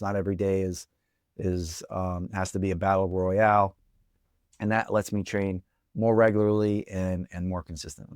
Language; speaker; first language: English; native; English